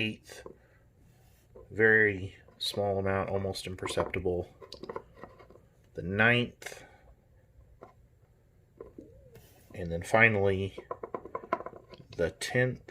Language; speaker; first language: English; native; English